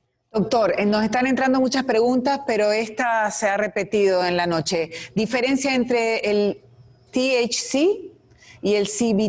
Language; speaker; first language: Spanish; native; Spanish